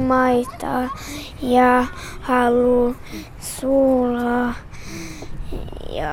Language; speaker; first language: Finnish; early bilingual, heritage; Swedish